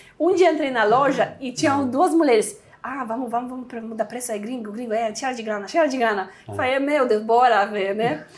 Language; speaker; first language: Portuguese; non-native, fluent; Polish